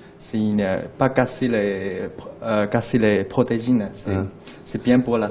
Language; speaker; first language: French; non-native, learner; Chinese